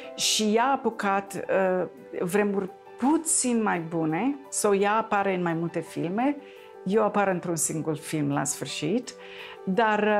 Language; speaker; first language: Romanian; native; Romanian